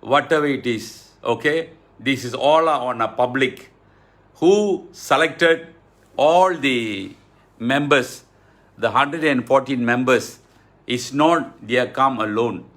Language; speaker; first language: English; non-native, local second language; Tamil